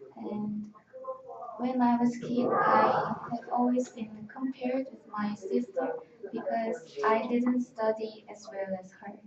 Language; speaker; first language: English; non-native, learner; Korean